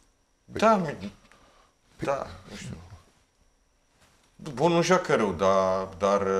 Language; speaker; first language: Romanian; native; Romanian